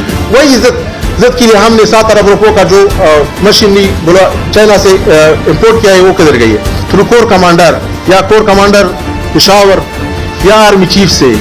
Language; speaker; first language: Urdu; non-native, fluent; Pashto